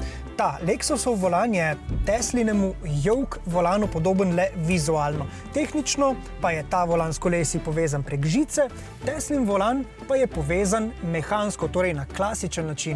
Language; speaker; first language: Slovenian; native; Slovenian